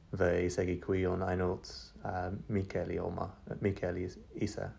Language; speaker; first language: Estonian; non-native, learner; English